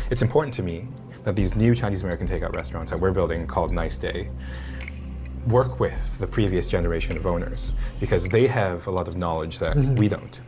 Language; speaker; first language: English; non-native, local second language; Cantonese